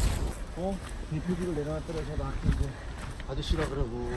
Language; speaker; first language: Korean; native; Korean